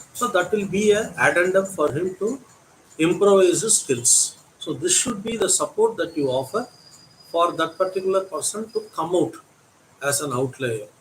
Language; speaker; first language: English; non-native, local second language; Tamil